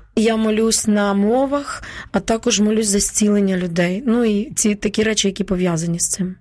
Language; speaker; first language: Ukrainian; native; Ukrainian